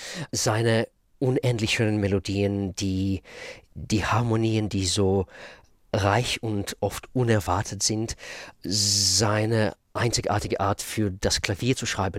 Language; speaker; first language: German; non-native, fluent; Russian